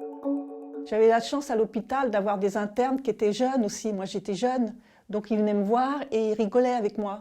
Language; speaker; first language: French; native; French